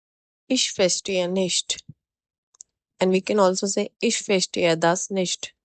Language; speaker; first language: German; non-native, fluent; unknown